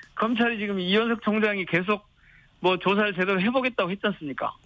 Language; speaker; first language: Korean; native; Korean